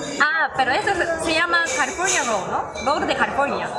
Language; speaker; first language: Spanish; non-native, learner; Japanese